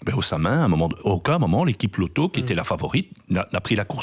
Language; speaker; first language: French; native; French